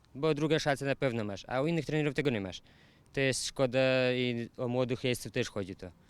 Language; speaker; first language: Polish; non-native, learner; Russian